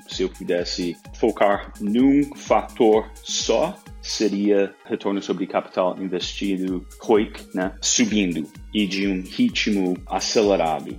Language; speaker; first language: Portuguese; non-native, fluent; English